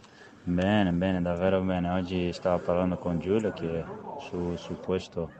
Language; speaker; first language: Italian; non-native, fluent; Portuguese